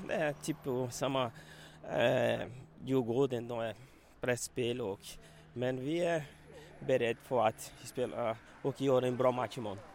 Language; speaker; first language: Swedish; non-native, learner; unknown